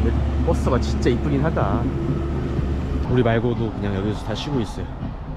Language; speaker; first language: Korean; native; Korean